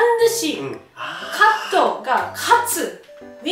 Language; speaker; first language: Korean; non-native, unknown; Japanese